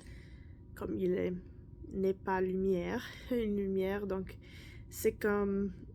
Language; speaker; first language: French; non-native, learner; English